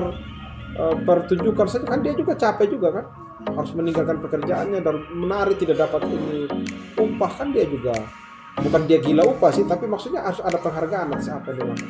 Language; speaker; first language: Indonesian; non-native, local second language; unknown